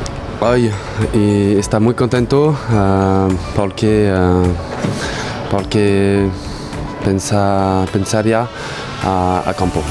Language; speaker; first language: Spanish; non-native, learner; French